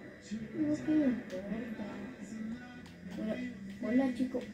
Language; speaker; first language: Spanish; early bilingual, heritage; Spanish